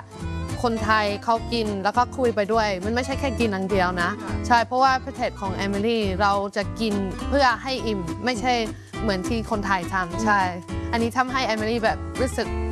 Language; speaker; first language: Thai; non-native, fluent; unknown